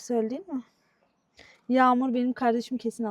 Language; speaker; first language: Turkish; native; Turkish